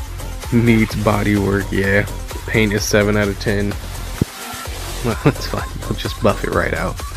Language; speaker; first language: English; native; English